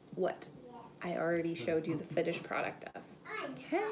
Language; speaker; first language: English; native; English